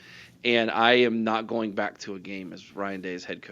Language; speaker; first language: English; native; English